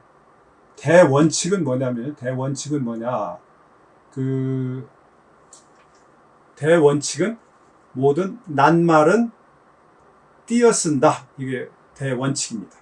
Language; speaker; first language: Korean; native; Korean